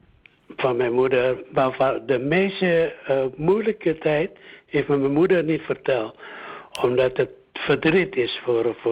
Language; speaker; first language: Dutch; early bilingual, other home language; Indonesian